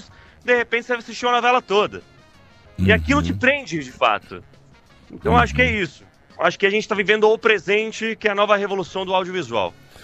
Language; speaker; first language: Portuguese; non-native, fluent; Italian